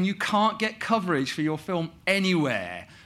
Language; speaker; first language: English; native; English